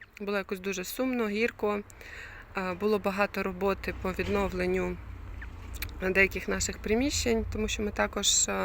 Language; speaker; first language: Ukrainian; native; Ukrainian